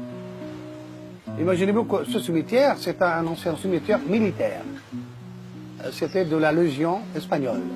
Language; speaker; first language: French; non-native, fluent; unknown